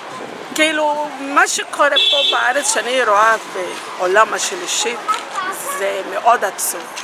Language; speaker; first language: Hebrew; non-native, fluent; Portuguese